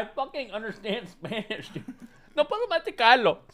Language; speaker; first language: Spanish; non-native, learner; English